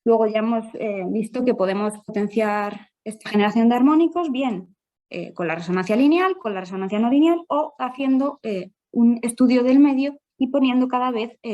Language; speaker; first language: Spanish; native; Spanish